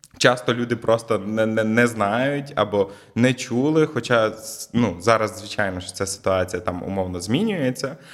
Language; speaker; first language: Ukrainian; native; Ukrainian